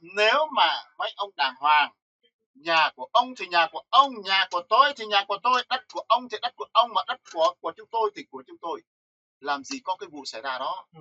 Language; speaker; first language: Vietnamese; non-native, local second language; Jarai